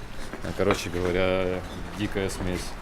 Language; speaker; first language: Russian; native; Russian